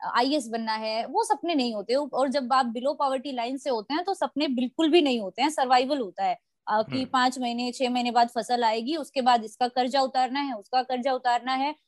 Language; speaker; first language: Hindi; native; Hindi